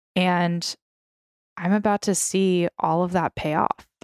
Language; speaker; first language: English; early bilingual, other home language; Russian